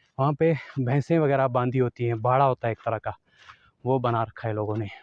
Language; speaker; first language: Urdu; non-native, local second language; Northern Hindko